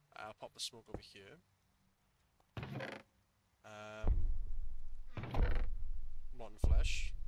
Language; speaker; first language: English; native; English